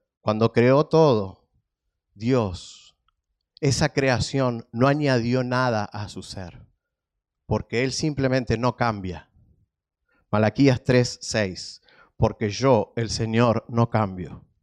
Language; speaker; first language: Spanish; native; Spanish